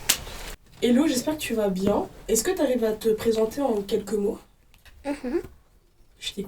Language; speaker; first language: French; native; French